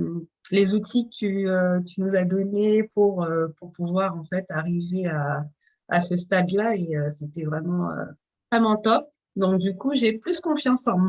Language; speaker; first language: French; native; French